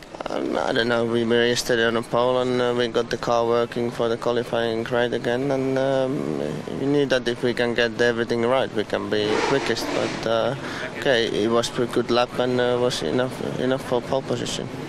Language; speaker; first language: English; non-native, fluent; Finnish